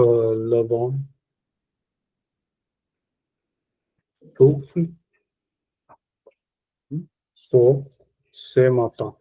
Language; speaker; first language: French; non-native, learner; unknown